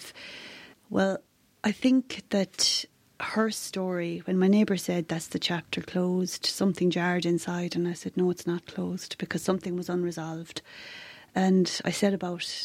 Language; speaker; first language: English; native; English